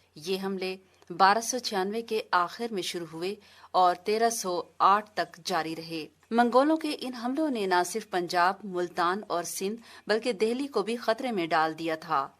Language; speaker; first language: Urdu; non-native, local second language; Saraiki